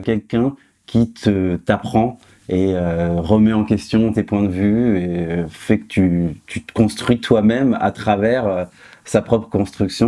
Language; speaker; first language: French; native; French